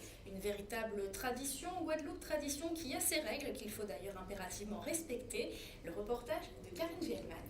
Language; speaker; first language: French; native; French